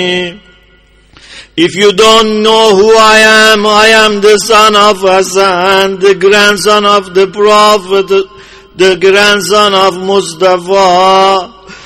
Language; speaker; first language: English; non-native, fluent; Persian